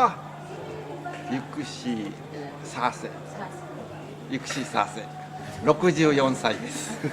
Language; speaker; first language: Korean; non-native, learner; Japanese